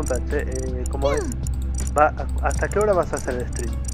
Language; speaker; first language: Spanish; native; Spanish